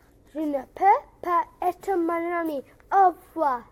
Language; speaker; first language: French; non-native, learner; English